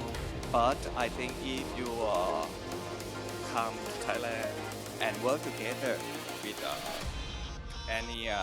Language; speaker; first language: English; non-native, learner; Thai